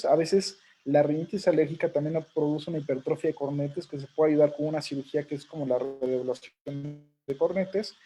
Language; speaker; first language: Spanish; native; Spanish